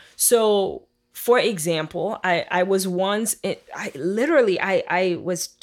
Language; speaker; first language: English; early bilingual, other home language; Haitian Creole